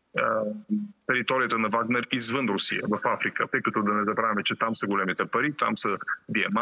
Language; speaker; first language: Bulgarian; native; Bulgarian